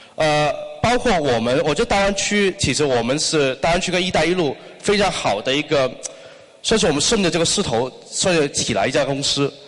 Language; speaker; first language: Chinese; non-native, local second language; Cantonese